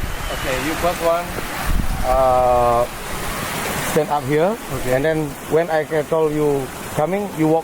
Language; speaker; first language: English; non-native, learner; Indonesian